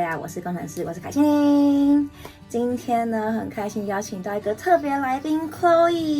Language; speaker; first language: Chinese; native; Chinese